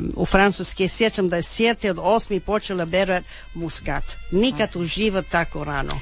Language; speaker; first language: Serbian; non-native, learner; French